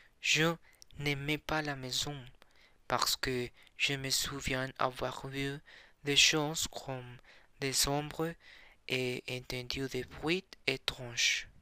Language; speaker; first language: French; non-native, learner; Spanish